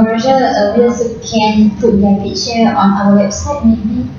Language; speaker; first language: English; non-native, learner; Malay